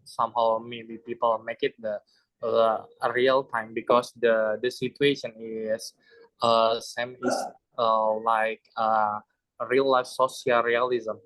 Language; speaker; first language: English; non-native, learner; Indonesian